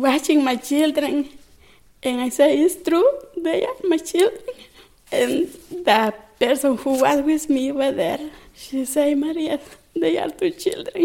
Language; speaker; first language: English; non-native, learner; Spanish